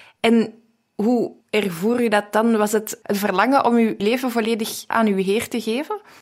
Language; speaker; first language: Dutch; native; Dutch